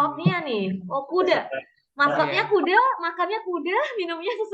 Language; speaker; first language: Indonesian; native; Indonesian